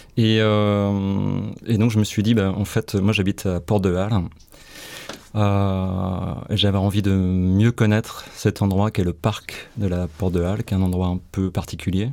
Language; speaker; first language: French; native; French